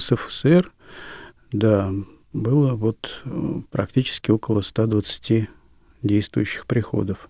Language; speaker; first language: Russian; native; Russian